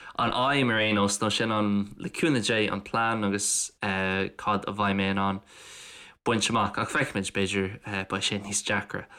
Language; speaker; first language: Irish; non-native, local second language; English